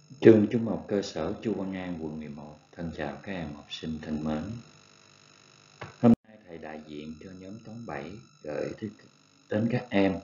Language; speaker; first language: Vietnamese; native; Vietnamese